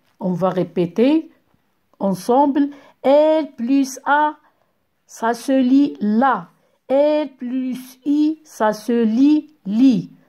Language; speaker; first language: French; non-native, local second language; Arabic